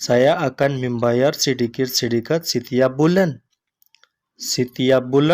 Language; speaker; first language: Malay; non-native, learner; Urdu